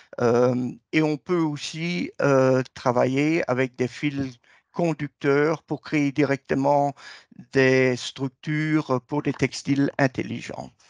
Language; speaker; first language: French; native; French